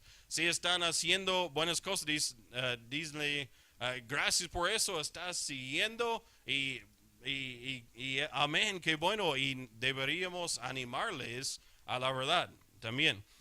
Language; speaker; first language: Spanish; non-native, fluent; English